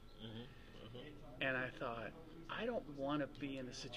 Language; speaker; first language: English; early bilingual, other home language; German